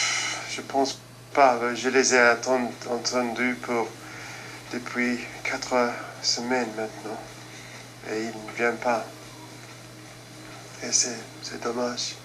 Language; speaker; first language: French; non-native, fluent; English